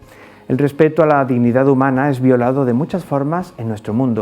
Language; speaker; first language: Spanish; native; Spanish